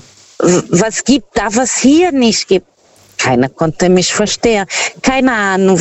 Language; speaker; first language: German; non-native, fluent; Portuguese